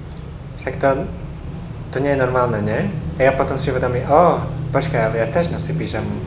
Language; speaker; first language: Polish; non-native, learner; Slovak